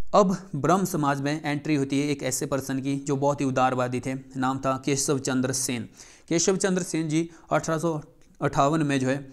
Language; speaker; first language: Hindi; native; Hindi